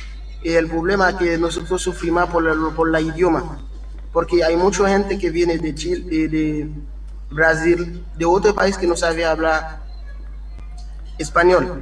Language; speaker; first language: Spanish; non-native, learner; Haitian Creole